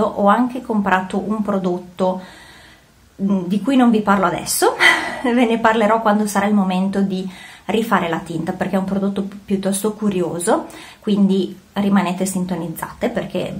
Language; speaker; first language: Italian; native; Italian